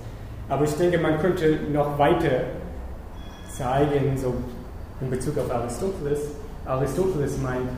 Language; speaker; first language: German; non-native, fluent; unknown